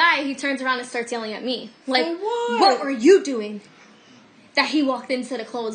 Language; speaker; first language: English; non-native, fluent; Albanian